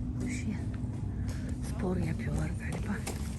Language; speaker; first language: Turkish; non-native, local second language; Russian